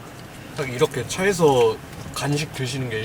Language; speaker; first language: Korean; native; Korean